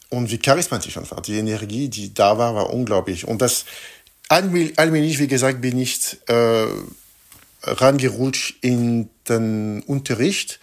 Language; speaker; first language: German; non-native, fluent; French